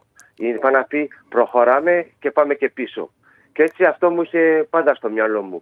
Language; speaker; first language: Greek; early bilingual, heritage; Greek